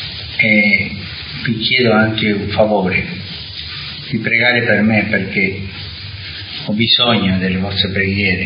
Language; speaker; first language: Italian; non-native, fluent; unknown